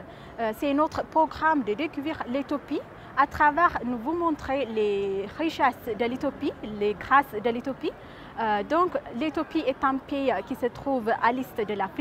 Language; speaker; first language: French; non-native, learner; Amharic